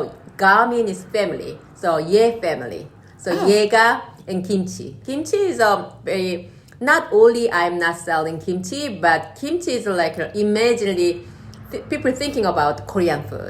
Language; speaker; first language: English; non-native, learner; Korean